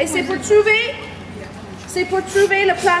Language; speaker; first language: French; non-native, learner; English